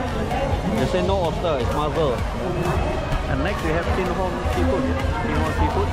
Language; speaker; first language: English; non-native, local second language; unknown